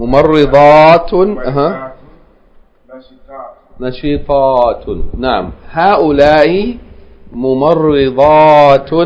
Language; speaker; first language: Arabic; non-native, fluent; English